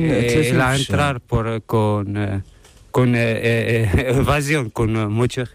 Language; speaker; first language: Spanish; non-native, learner; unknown